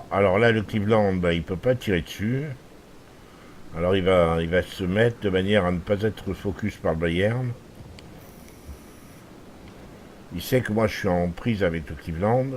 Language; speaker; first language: French; native; French